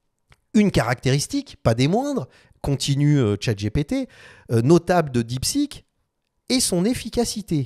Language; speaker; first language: French; native; French